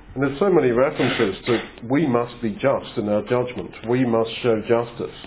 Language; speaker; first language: English; native; English